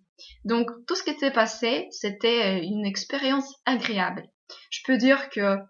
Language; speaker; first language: French; non-native, fluent; Russian